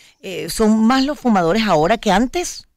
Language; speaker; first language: Spanish; native; Spanish